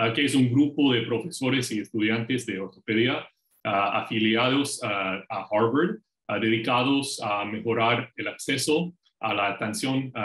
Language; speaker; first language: Spanish; non-native, learner; English